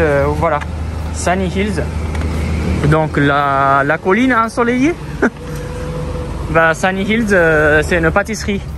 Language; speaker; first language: French; non-native, fluent; Japanese